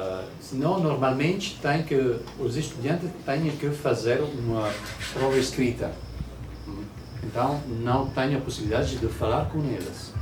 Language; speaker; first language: Portuguese; non-native, learner; Italian